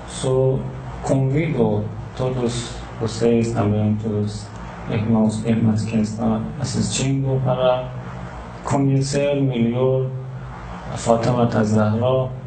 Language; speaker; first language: Portuguese; non-native, learner; Persian